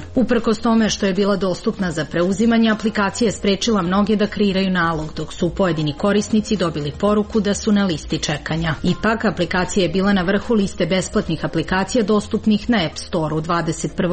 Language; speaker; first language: Serbian; native; Serbian